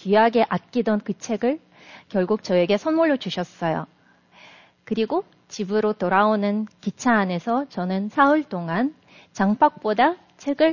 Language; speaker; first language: Korean; non-native, fluent; Russian